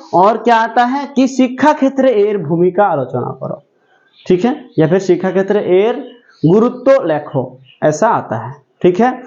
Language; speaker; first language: Hindi; non-native, local second language; Bangla